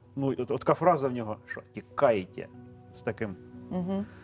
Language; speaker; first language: Ukrainian; native; Ukrainian